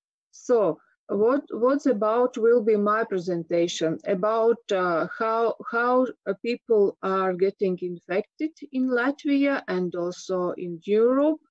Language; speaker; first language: English; non-native, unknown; Latvian